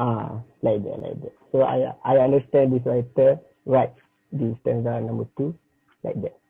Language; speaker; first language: English; non-native, learner; Malay